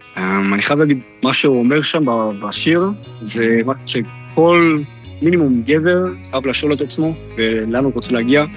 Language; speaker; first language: Hebrew; non-native, fluent; German